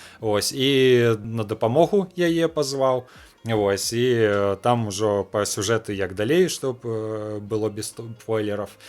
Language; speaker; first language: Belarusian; non-native, local second language; Russian